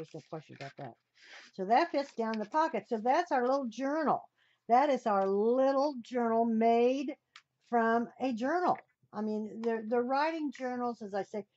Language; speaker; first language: English; native; English